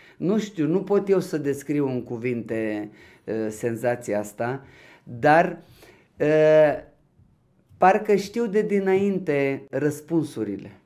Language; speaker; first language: Romanian; non-native, local second language; Ukrainian